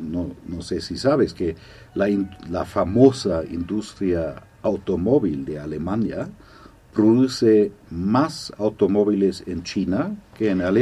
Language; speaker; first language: Spanish; non-native, fluent; German